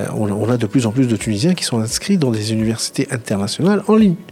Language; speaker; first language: French; non-native, local second language; Arabic